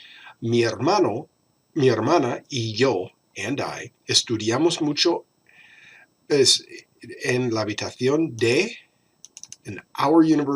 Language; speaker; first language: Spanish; non-native, fluent; English